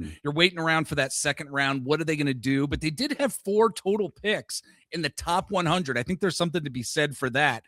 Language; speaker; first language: English; native; English